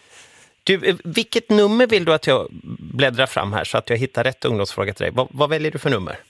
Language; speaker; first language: Swedish; native; Swedish